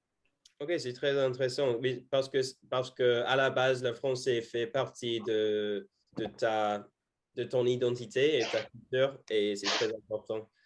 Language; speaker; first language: French; non-native, fluent; English